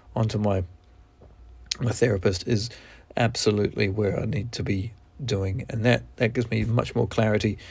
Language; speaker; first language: English; native; English